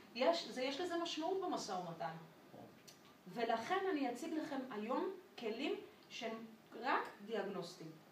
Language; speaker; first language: Hebrew; non-native, fluent; French